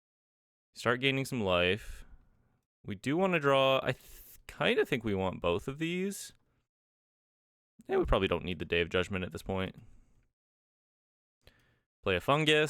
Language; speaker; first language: English; native; English